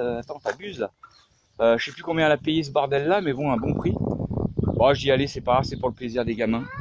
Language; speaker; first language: French; native; French